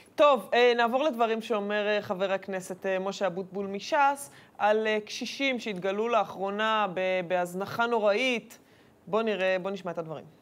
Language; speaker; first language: Hebrew; native; Hebrew